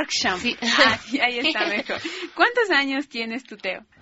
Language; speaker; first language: Spanish; native; Spanish